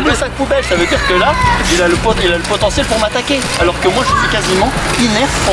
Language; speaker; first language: French; native; French